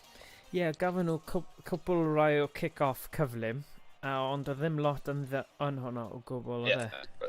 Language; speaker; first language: Welsh; non-native, local second language; English